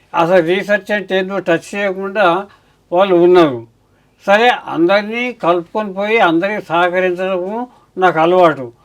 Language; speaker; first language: Telugu; native; Telugu